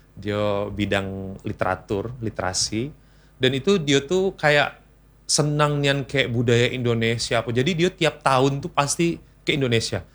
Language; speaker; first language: Indonesian; native; Indonesian